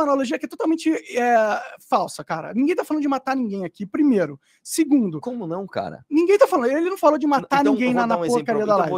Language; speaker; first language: Portuguese; native; Portuguese